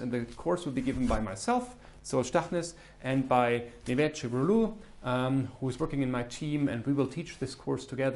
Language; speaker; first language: English; non-native, fluent; German